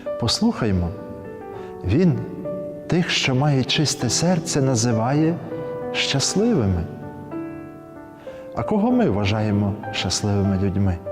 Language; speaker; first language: Ukrainian; native; Ukrainian